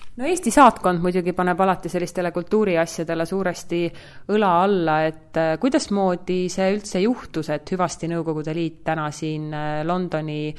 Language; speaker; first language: Estonian; native; Estonian